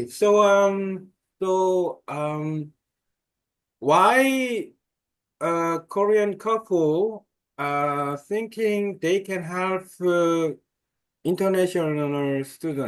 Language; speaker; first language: English; non-native, learner; Korean